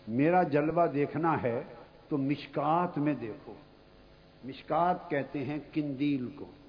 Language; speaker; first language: Urdu; non-native, local second language; Punjabi